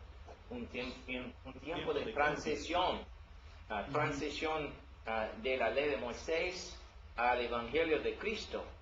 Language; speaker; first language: Spanish; non-native, learner; English